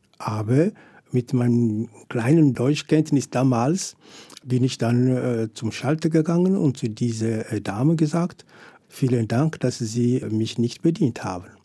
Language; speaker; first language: German; non-native, fluent; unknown